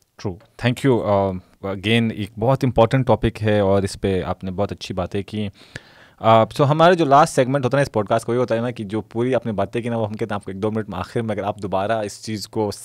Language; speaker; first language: Urdu; non-native, local second language; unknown